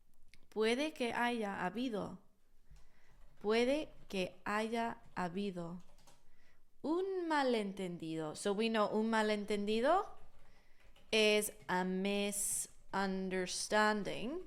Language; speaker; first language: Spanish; non-native, fluent; English